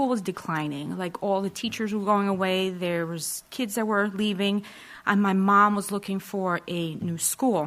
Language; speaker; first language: English; native; English